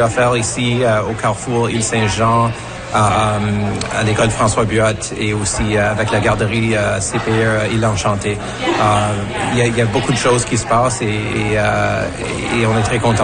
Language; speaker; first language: French; non-native, fluent; English